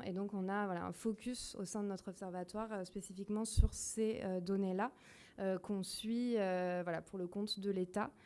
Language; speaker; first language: French; native; French